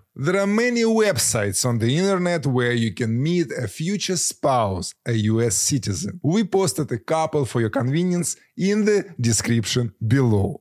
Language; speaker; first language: English; non-native, fluent; Ukrainian